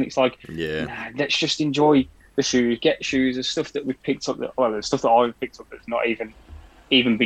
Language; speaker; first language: English; native; English